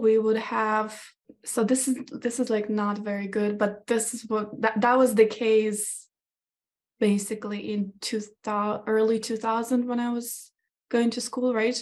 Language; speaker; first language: English; non-native, fluent; Ukrainian